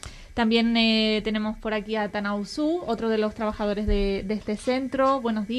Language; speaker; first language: Spanish; native; Spanish